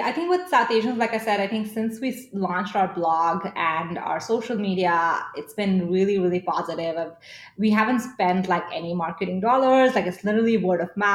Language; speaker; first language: English; non-native, local second language; Hindi